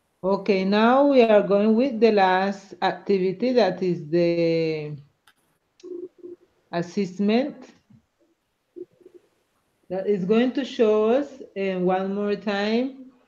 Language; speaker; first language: English; non-native, learner; Spanish